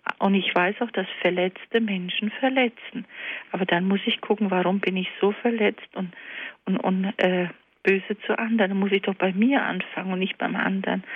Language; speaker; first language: German; early bilingual, other home language; Croatian